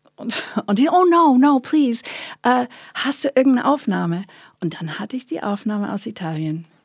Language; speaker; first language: German; non-native, fluent; English